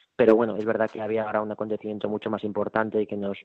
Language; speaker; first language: Spanish; native; Spanish